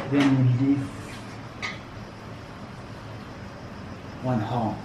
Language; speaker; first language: English; non-native, learner; Persian